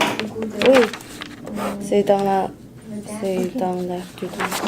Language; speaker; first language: French; non-native, learner; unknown